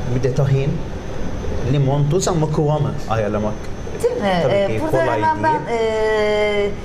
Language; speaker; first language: Turkish; non-native, fluent; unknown